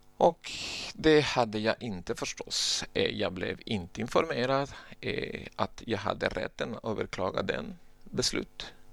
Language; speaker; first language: Swedish; non-native, fluent; Spanish